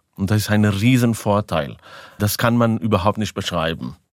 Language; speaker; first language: German; non-native, fluent; Hebrew